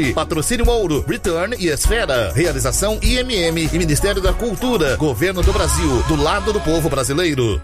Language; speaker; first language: Portuguese; native; Portuguese